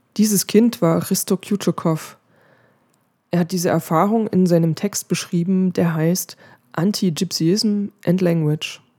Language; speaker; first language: German; native; German